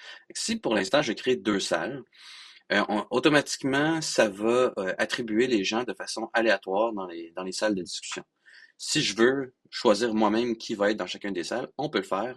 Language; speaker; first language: French; native; French